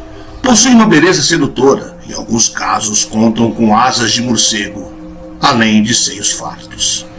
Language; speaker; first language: Portuguese; native; Portuguese